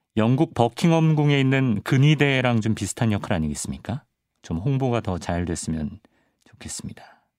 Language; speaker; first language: Korean; native; Korean